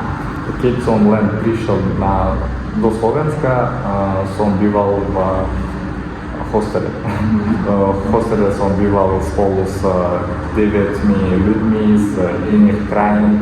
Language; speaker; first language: Slovak; non-native, learner; Kazakh